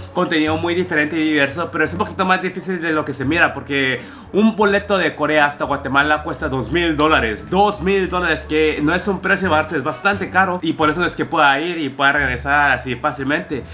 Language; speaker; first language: Spanish; native; Spanish